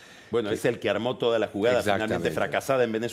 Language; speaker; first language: Spanish; native; Spanish